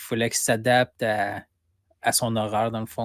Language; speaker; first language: French; native; French